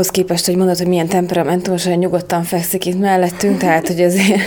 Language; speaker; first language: Hungarian; native; Hungarian